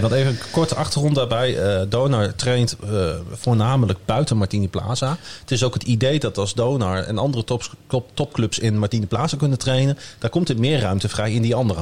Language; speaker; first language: Dutch; native; Dutch